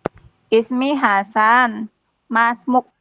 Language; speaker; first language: Arabic; non-native, learner; Indonesian